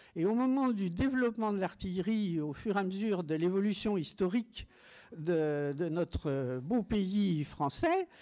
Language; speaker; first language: French; native; French